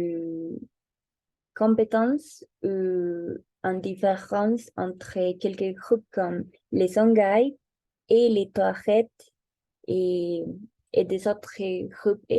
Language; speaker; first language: French; non-native, learner; Spanish